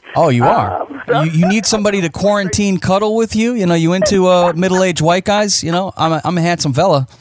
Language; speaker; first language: English; native; English